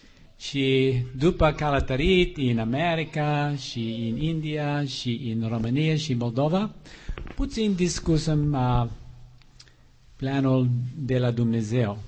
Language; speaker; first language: Romanian; non-native, learner; English